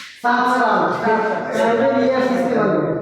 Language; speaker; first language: Hindi; non-native, learner; Bangla